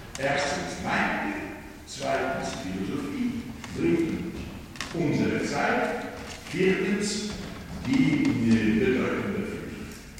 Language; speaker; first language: German; non-native, fluent; Polish